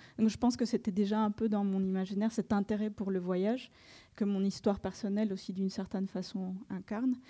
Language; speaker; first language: French; non-native, fluent; Spanish